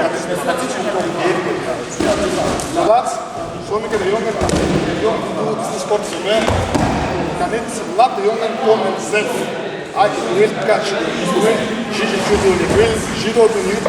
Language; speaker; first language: Dutch; non-native, learner; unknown